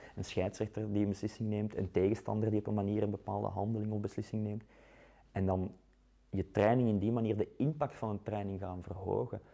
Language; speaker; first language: Dutch; native; Dutch